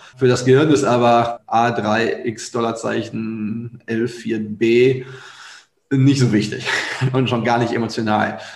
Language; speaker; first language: German; native; German